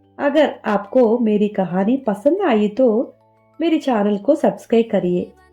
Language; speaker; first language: Hindi; non-native, local second language; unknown